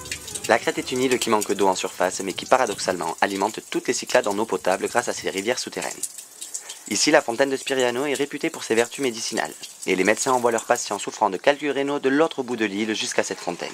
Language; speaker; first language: French; native; French